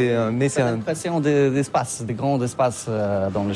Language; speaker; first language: French; non-native, learner; Polish